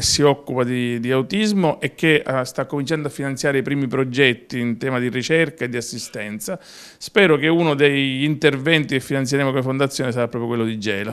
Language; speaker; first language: Italian; native; Italian